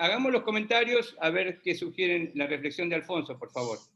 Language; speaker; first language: Spanish; native; Spanish